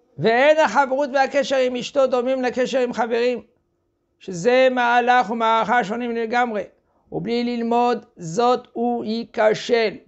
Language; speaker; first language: Hebrew; non-native, fluent; French